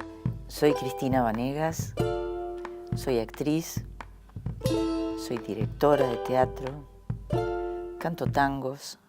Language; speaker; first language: Spanish; native; Spanish